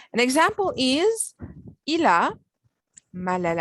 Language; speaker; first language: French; non-native, fluent; Filipino